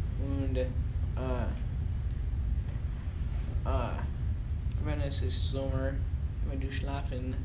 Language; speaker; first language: German; non-native, learner; English